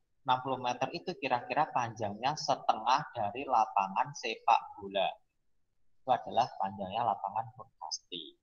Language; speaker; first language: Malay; non-native, local second language; Javanese